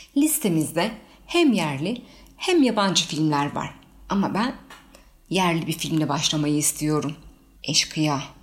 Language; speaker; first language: Turkish; native; Turkish